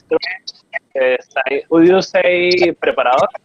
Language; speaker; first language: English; non-native, learner; Spanish